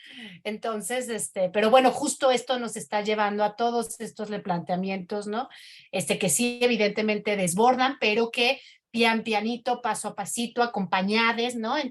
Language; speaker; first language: Spanish; native; Spanish